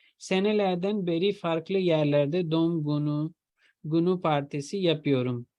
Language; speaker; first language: Turkish; non-native, fluent; Urdu